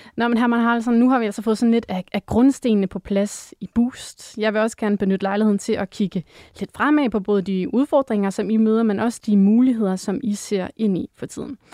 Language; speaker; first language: Danish; native; Danish